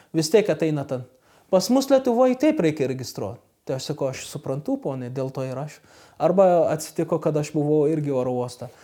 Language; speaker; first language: Lithuanian; non-native, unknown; Arabic